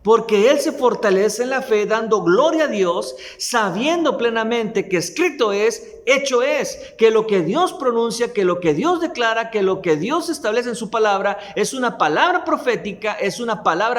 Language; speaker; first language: Spanish; native; Spanish